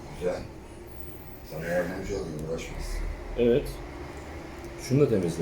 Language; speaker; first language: Turkish; native; Turkish